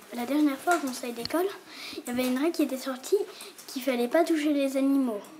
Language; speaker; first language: French; native; French